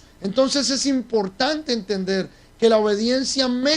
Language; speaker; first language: Spanish; native; Spanish